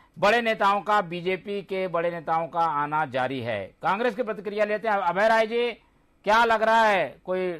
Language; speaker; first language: Hindi; native; Hindi